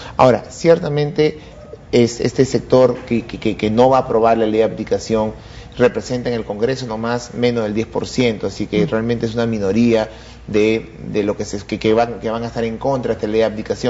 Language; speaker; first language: Spanish; native; Spanish